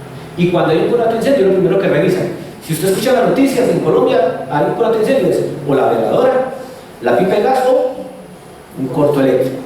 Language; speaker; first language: Spanish; native; Spanish